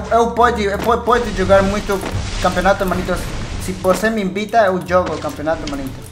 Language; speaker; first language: Portuguese; non-native, learner; Spanish